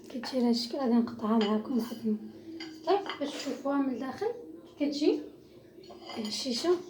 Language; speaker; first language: Arabic; native; Arabic